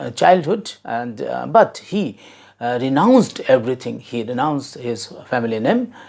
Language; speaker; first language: English; non-native, local second language; Bangla